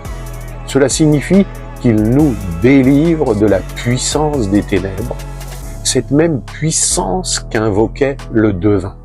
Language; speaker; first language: French; native; French